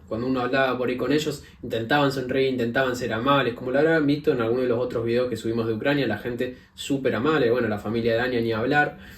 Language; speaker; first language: Spanish; native; Spanish